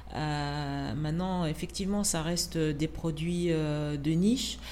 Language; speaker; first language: French; non-native, local second language; Arabic